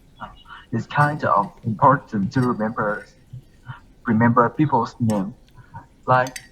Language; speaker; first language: English; non-native, learner; Vietnamese